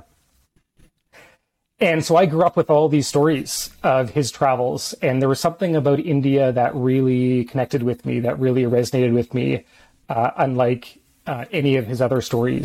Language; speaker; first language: English; native; English